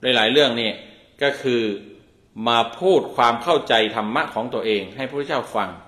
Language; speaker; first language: Thai; native; Thai